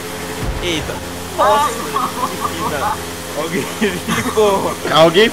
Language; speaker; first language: Portuguese; native; Portuguese